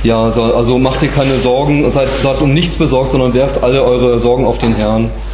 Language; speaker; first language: German; native; German